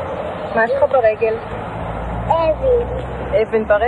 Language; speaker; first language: Hebrew; native; Hebrew